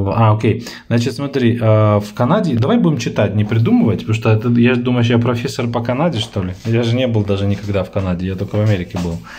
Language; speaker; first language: Russian; native; Russian